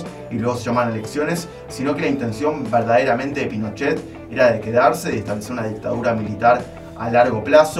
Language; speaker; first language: Spanish; native; Spanish